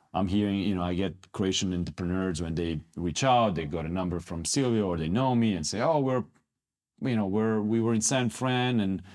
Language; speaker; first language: English; non-native, fluent; Croatian